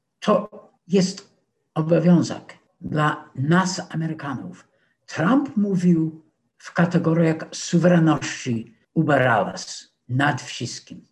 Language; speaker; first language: Polish; non-native, fluent; English